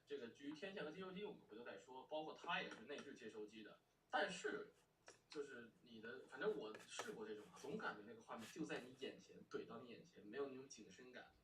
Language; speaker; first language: Chinese; native; Chinese